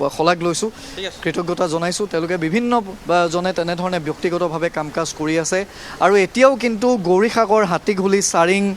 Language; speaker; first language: Assamese; native; Assamese